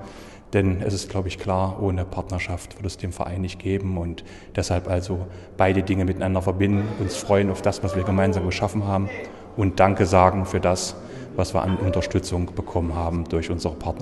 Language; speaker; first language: German; native; German